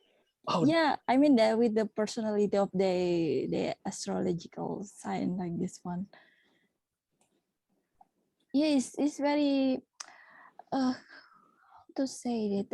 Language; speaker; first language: English; non-native, learner; Indonesian